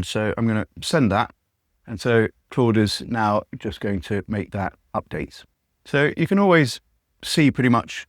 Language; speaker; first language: English; native; English